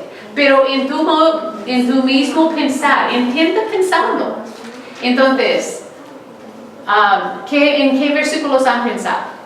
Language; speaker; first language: Spanish; non-native, fluent; English